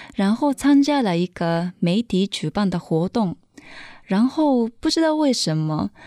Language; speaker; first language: Chinese; non-native, fluent; Japanese